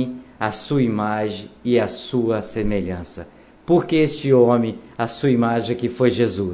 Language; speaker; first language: Portuguese; native; Portuguese